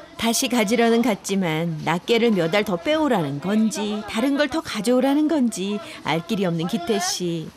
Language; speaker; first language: Korean; native; Korean